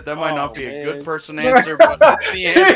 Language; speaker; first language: English; native; English